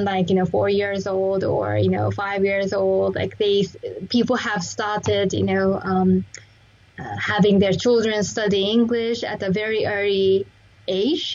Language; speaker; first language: English; non-native, fluent; Japanese